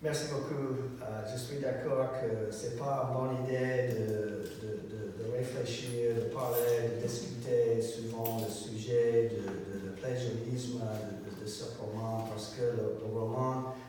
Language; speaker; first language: French; non-native, learner; English